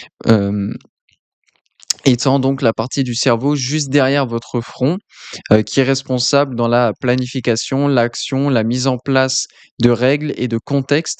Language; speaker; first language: French; native; French